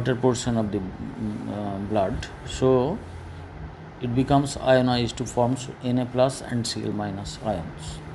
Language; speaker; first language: English; non-native, local second language; Bangla